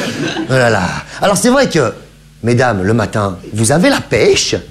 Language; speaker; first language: French; native; French